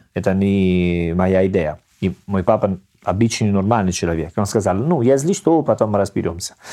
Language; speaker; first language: Russian; non-native, learner; Italian